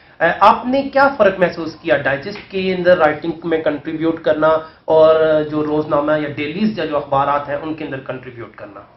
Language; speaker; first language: Urdu; native; Urdu